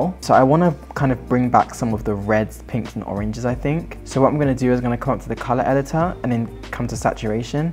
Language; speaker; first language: English; native; English